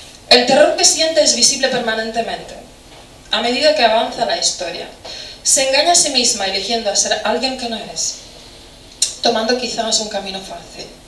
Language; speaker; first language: Spanish; non-native, fluent; Romanian